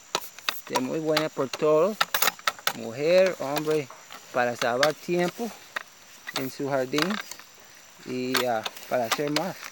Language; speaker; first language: Spanish; non-native, learner; English